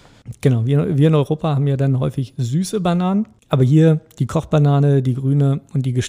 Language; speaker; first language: German; native; German